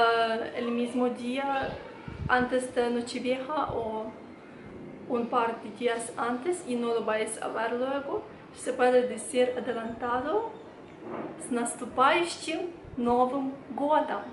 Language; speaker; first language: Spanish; non-native, fluent; Russian